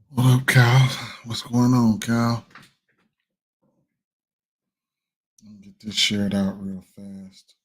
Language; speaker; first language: English; native; English